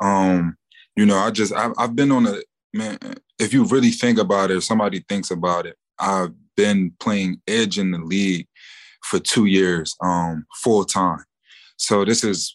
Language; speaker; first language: English; native; English